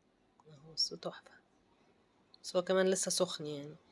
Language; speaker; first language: Arabic; native; Arabic